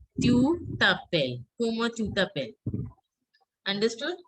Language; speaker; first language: French; non-native, fluent; Hindi